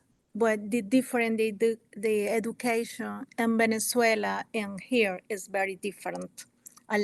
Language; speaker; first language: English; non-native, learner; Spanish